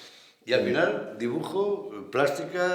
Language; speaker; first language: Spanish; native; Spanish